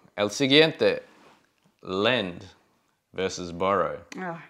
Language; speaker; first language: Spanish; non-native, learner; English